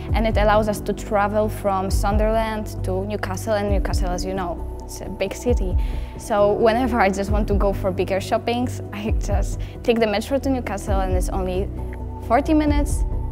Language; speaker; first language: English; non-native, fluent; Polish